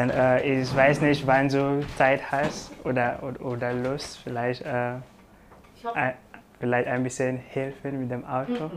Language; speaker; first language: German; non-native, learner; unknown